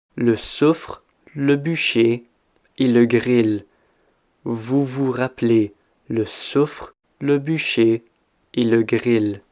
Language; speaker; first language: French; non-native, fluent; English